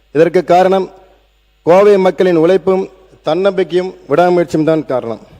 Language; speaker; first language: Tamil; native; Tamil